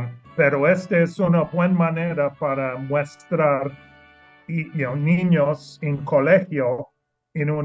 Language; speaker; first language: Spanish; non-native, learner; English